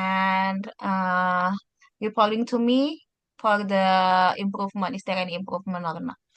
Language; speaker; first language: English; non-native, fluent; Indonesian